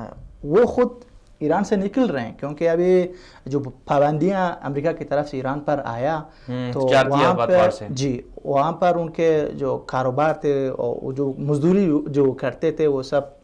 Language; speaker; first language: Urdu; non-native, fluent; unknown